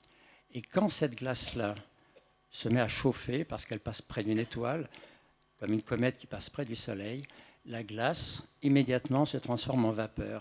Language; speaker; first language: French; native; French